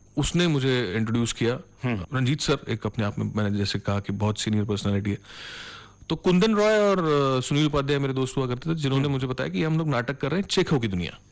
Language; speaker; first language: Hindi; non-native, local second language; Marathi